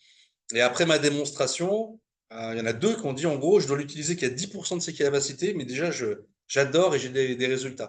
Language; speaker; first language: French; native; French